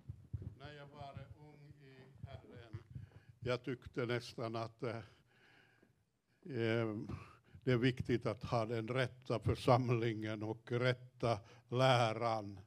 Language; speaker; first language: Swedish; non-native, fluent; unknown